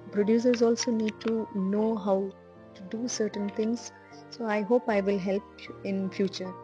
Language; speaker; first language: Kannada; non-native, learner; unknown